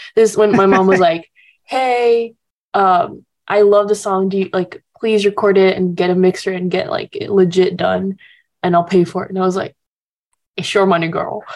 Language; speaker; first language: English; early bilingual, other home language; Indonesian